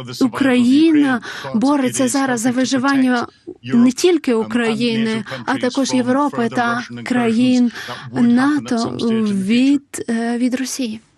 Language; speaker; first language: Ukrainian; non-native, fluent; English